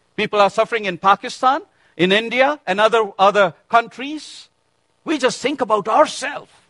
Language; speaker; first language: English; non-native, local second language; Urdu